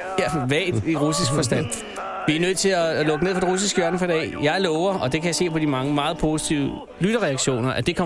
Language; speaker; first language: Danish; native; Danish